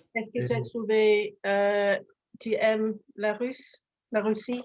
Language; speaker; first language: French; non-native, learner; English